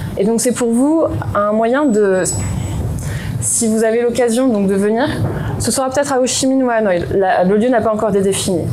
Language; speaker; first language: French; native; French